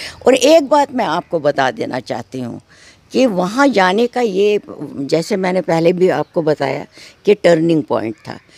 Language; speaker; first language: Urdu; non-native, local second language; Kashmiri